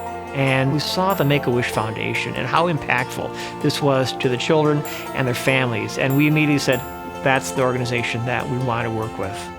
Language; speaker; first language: English; native; English